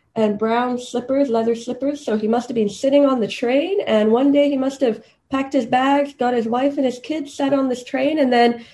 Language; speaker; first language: English; non-native, local second language; Swahili